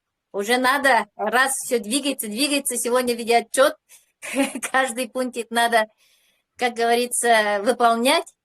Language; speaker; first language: Russian; native; Russian